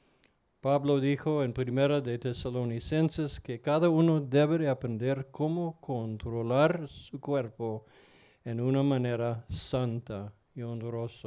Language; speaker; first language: Spanish; non-native, fluent; English